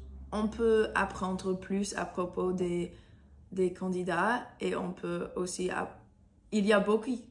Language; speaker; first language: French; non-native, learner; English